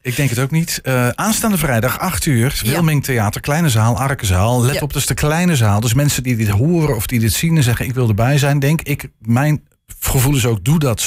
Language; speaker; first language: Dutch; native; Dutch